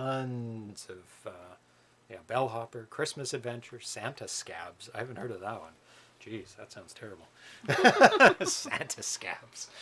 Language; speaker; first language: English; native; English